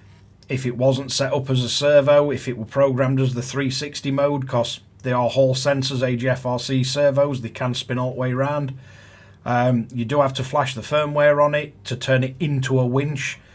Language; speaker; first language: English; native; English